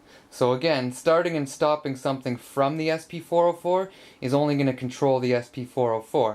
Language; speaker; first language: English; native; English